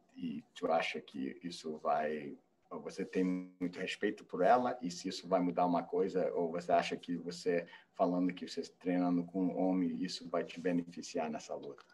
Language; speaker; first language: Portuguese; non-native, fluent; English